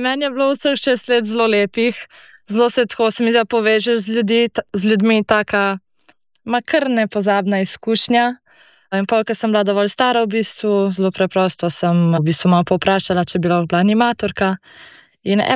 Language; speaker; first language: Slovenian; native; Slovenian